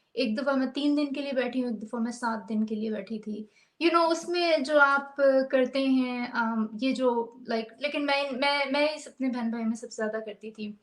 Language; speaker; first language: Urdu; native; Urdu